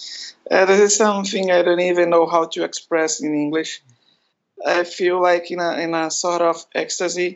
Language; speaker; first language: English; non-native, fluent; Portuguese